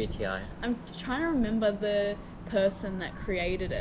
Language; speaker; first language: English; non-native, fluent; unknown